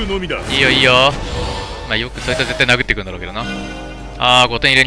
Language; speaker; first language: Japanese; native; Japanese